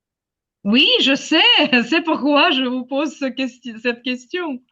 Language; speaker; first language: French; non-native, fluent; Ukrainian